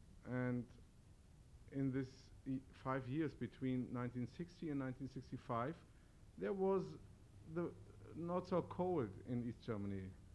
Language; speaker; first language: English; non-native, learner; German